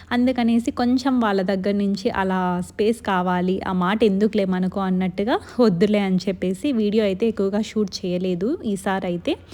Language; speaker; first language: Telugu; non-native, local second language; Lambadi